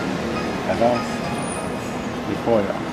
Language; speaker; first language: Spanish; non-native, learner; English